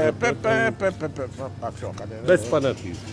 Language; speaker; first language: Russian; non-native, learner; Italian